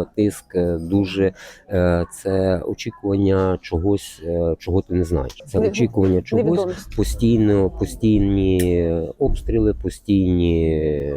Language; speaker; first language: Ukrainian; native; Ukrainian